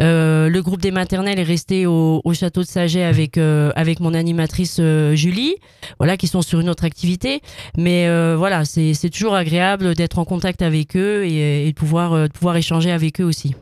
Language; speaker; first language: French; native; French